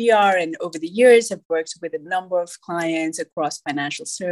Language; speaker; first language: English; non-native, local second language; Nepali